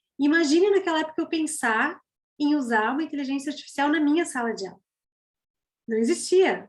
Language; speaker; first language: Portuguese; native; Portuguese